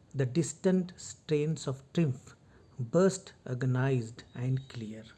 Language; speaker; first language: English; non-native, local second language; Marathi